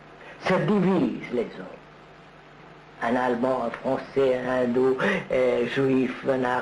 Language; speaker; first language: French; non-native, learner; Telugu